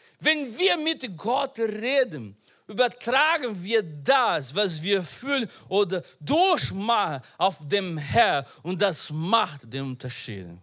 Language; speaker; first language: German; non-native, learner; Portuguese